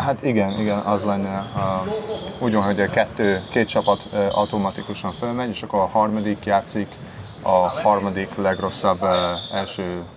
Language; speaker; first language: Hungarian; early bilingual, heritage; Hungarian